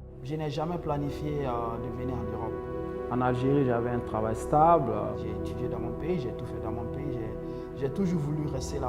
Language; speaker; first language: French; non-native, local second language; Bambara